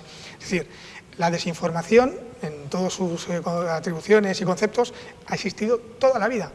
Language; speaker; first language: Spanish; native; Spanish